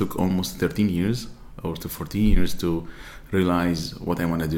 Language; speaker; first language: English; non-native, fluent; Arabic